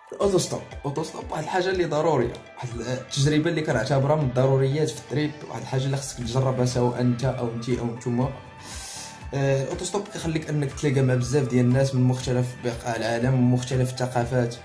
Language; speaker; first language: Arabic; native; Arabic